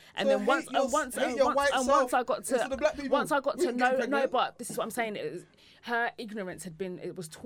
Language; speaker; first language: English; native; English